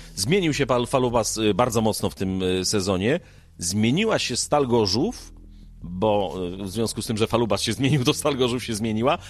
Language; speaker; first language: Polish; native; Polish